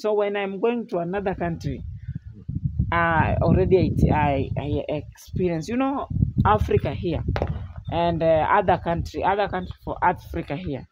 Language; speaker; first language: English; non-native, learner; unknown